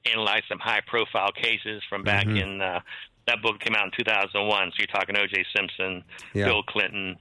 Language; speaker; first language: English; native; English